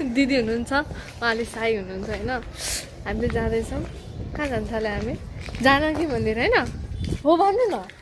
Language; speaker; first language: Nepali; non-native, local second language; Maithili